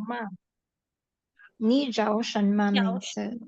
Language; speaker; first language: Chinese; non-native, learner; Filipino